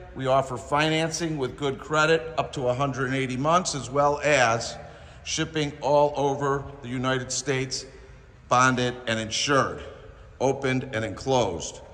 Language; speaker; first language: English; native; English